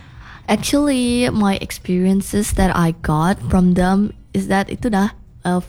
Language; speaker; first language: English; non-native, fluent; Indonesian